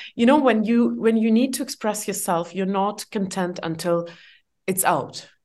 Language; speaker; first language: English; non-native, fluent; Estonian